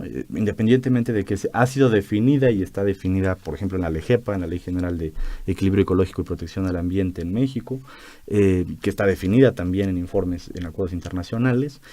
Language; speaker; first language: Spanish; native; Spanish